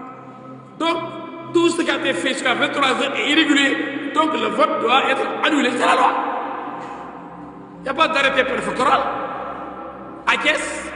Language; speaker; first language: French; non-native, local second language; Wolof